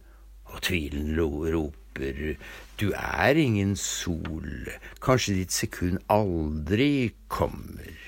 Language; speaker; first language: Norwegian; native; Norwegian